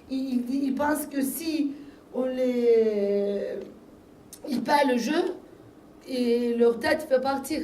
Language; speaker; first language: French; non-native, fluent; Turkish